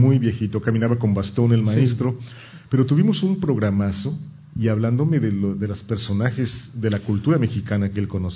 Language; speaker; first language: Spanish; native; Spanish